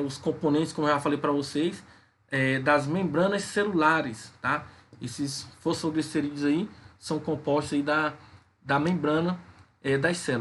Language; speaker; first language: Portuguese; native; Portuguese